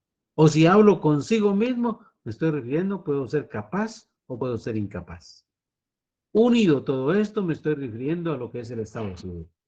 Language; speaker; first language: Spanish; native; Spanish